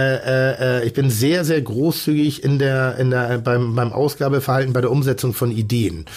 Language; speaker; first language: German; native; German